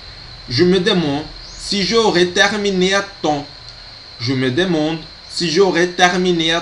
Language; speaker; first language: French; non-native, fluent; Portuguese